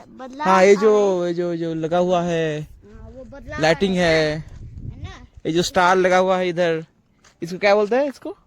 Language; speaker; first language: Hindi; non-native, local second language; Bangla